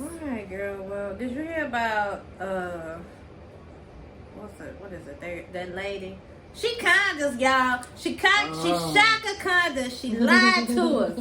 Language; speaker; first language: English; native; English